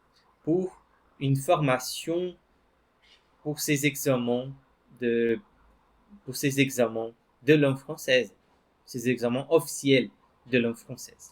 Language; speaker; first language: French; non-native, fluent; Portuguese